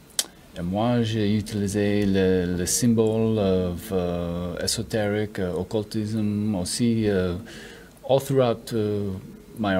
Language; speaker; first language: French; non-native, learner; English